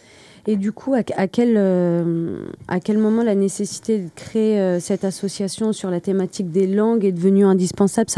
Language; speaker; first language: French; native; French